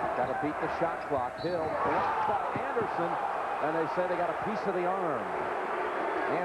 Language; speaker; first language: English; native; English